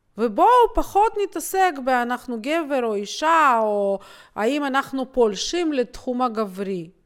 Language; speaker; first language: Hebrew; non-native, fluent; Russian